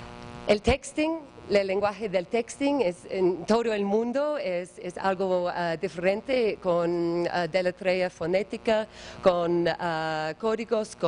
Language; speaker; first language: Spanish; non-native, learner; English